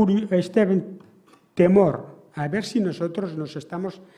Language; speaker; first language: Spanish; native; Spanish